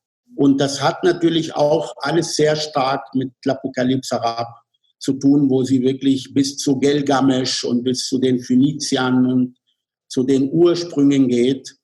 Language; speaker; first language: German; non-native, fluent; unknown